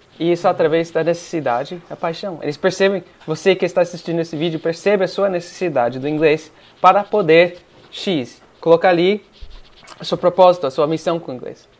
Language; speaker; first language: Portuguese; non-native, fluent; English